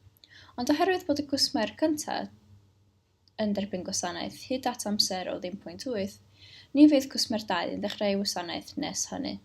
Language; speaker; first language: Welsh; native; Welsh